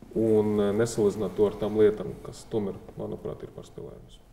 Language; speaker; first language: Latvian; non-native, local second language; Russian